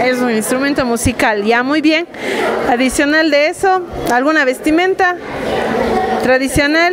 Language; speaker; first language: Spanish; native; Spanish